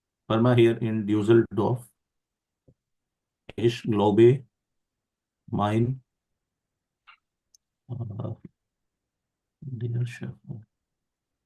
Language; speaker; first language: German; non-native, learner; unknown